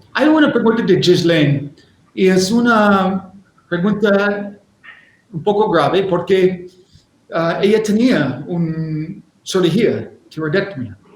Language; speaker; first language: Spanish; non-native, learner; English